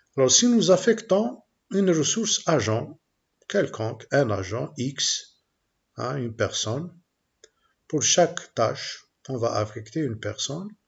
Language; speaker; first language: French; non-native, local second language; Arabic